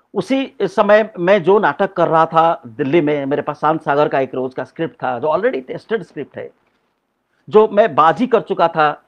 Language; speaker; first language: Hindi; non-native, local second language; Odia